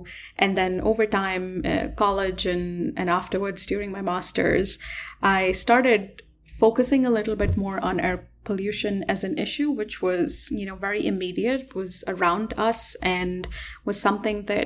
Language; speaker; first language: English; non-native, local second language; Hindi